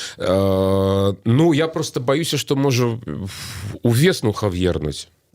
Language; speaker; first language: Belarusian; native; Belarusian